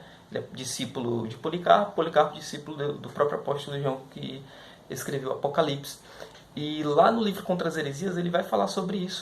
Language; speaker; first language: Portuguese; native; Portuguese